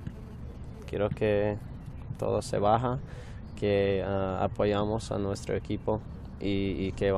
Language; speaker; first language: Spanish; non-native, learner; English